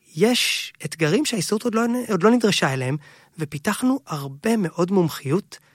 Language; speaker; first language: Hebrew; native; Hebrew